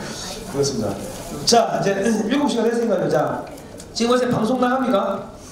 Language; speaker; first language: Korean; native; Korean